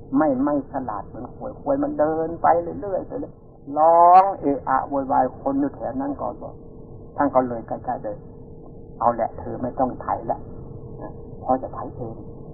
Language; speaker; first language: Thai; non-native, local second language; Northeastern Thai